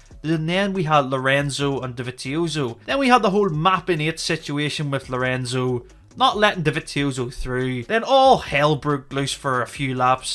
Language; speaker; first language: English; native; English